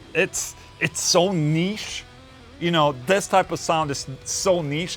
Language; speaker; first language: English; non-native, fluent; Swedish